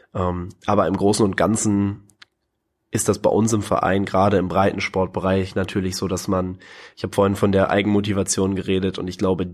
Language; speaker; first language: German; native; German